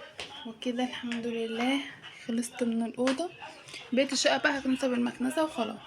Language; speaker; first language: Arabic; native; Arabic